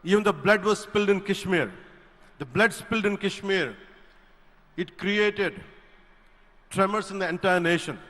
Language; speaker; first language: English; non-native, local second language; Telugu